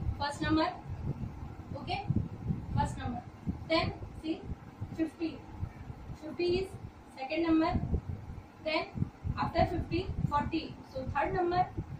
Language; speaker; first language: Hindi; non-native, local second language; Gujarati